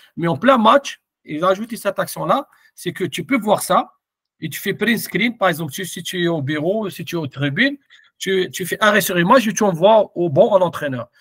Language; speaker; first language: French; non-native, local second language; Arabic